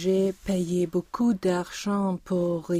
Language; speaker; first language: French; non-native, learner; Swedish